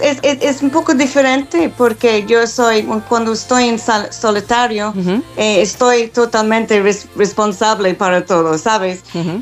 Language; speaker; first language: Spanish; non-native, fluent; English